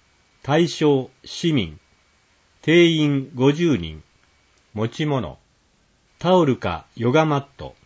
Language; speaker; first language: Japanese; native; Japanese